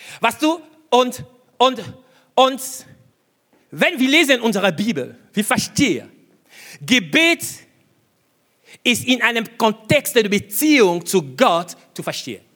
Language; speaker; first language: German; non-native, fluent; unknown